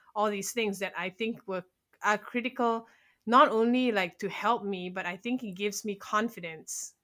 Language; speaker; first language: English; native; English